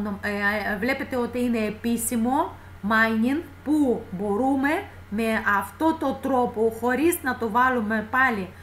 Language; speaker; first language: Greek; non-native, fluent; Russian